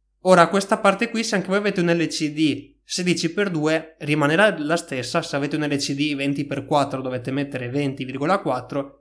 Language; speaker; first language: Italian; native; Italian